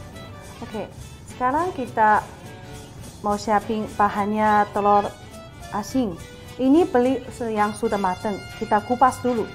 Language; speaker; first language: Indonesian; non-native, fluent; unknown